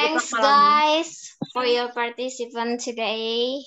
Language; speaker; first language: English; non-native, learner; Indonesian